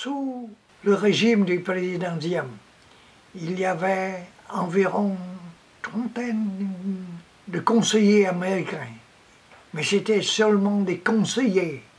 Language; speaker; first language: French; non-native, local second language; Vietnamese